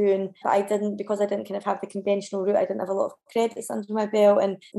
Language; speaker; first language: English; native; English